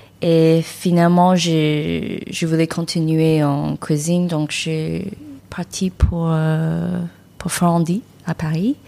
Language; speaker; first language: French; non-native, learner; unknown